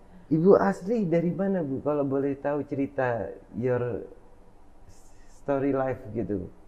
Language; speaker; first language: Indonesian; native; Indonesian